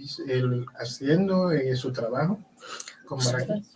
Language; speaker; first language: Spanish; non-native, learner; Haitian Creole